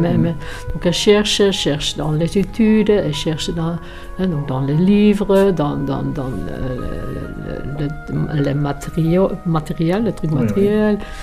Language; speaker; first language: French; non-native, fluent; Dutch